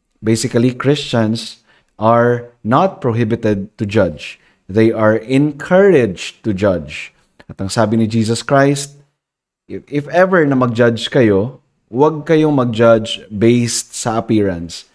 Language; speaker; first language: English; non-native, local second language; Filipino